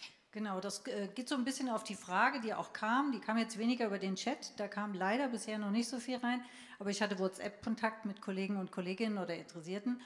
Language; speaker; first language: German; native; German